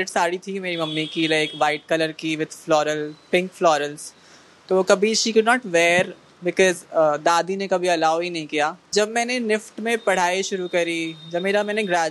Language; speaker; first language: Hindi; native; Hindi